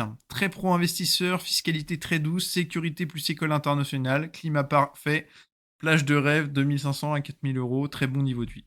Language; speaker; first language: French; native; French